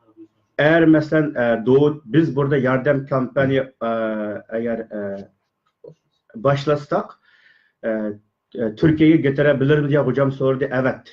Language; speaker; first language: Turkish; non-native, learner; Uyghur